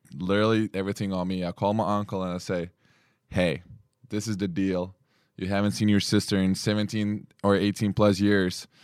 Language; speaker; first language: English; early bilingual, other home language; Lithuanian